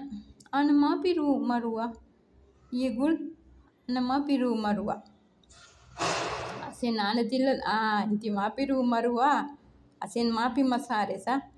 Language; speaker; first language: Arabic; non-native, learner; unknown